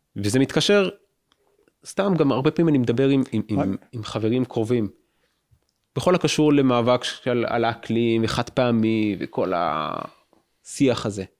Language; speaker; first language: Hebrew; native; Hebrew